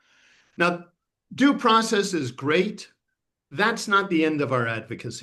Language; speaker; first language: English; native; English